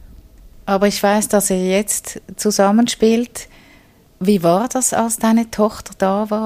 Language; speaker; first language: German; native; German